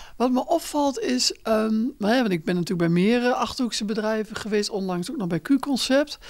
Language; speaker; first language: Dutch; native; Dutch